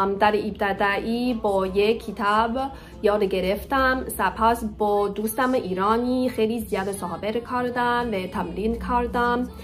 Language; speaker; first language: Persian; non-native, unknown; Chinese